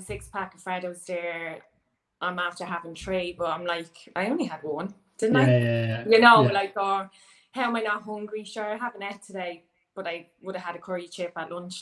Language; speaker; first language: English; native; English